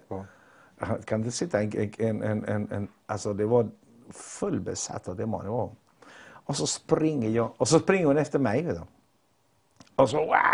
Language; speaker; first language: Swedish; non-native, fluent; Spanish